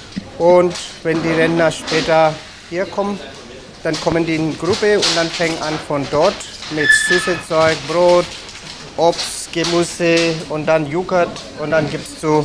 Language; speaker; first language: German; non-native, fluent; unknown